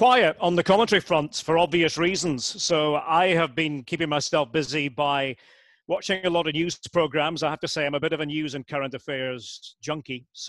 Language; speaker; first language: English; native; English